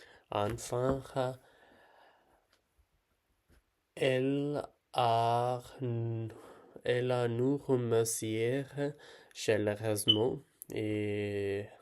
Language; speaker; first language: French; non-native, learner; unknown